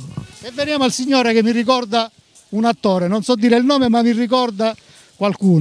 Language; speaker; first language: Italian; native; Italian